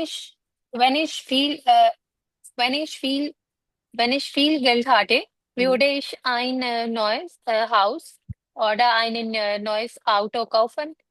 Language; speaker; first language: German; non-native, learner; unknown